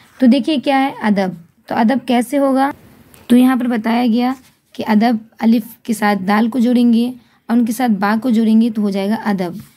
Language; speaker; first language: Hindi; native; Hindi